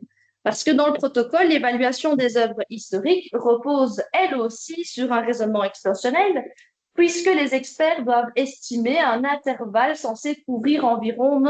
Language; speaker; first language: French; native; French